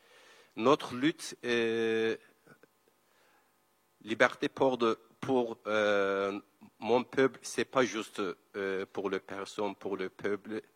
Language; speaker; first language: French; non-native, learner; Kurdish